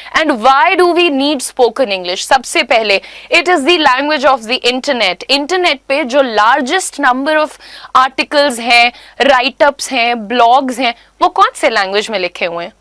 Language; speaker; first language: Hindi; native; Hindi